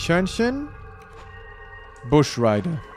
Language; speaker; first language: German; native; German